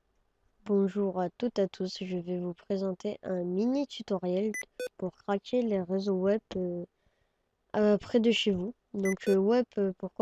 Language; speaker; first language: French; native; French